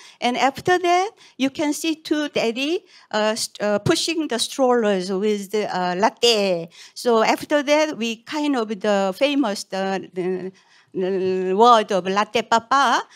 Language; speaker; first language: English; non-native, fluent; Korean